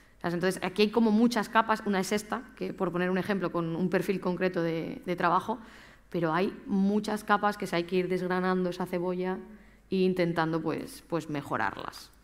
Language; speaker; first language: Spanish; native; Spanish